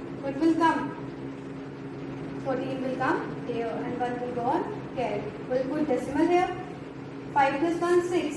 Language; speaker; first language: English; non-native, local second language; Hindi